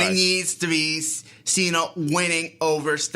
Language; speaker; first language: English; native; English